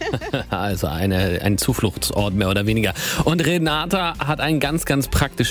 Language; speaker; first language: German; native; German